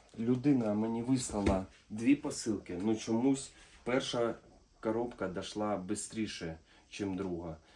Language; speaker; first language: Ukrainian; non-native, local second language; Russian